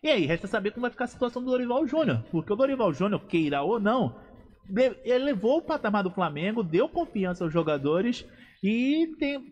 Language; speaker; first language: Portuguese; native; Portuguese